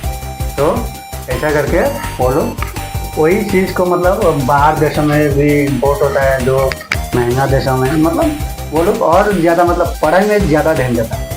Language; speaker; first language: Hindi; non-native, local second language; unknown